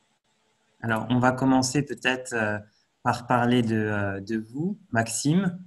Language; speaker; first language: French; native; French